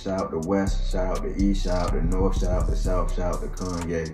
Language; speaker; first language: English; native; English